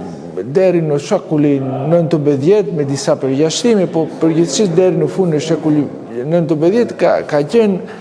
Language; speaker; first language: Albanian; non-native, fluent; Greek